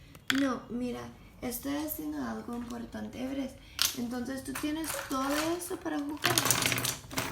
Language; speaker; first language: Spanish; non-native, learner; English